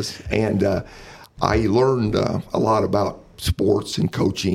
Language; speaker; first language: English; native; English